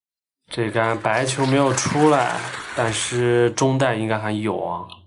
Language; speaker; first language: Chinese; native; Chinese